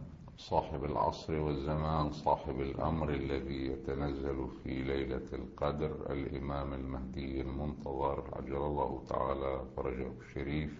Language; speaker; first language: Arabic; native; Arabic